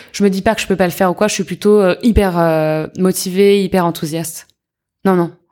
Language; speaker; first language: French; native; French